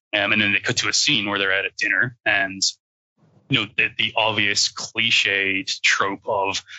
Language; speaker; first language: English; native; English